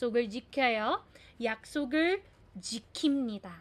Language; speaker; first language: Korean; non-native, fluent; Filipino